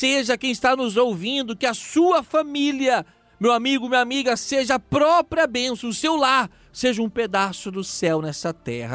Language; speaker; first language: Portuguese; native; Portuguese